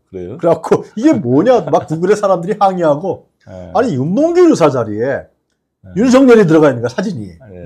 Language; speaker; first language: Korean; native; Korean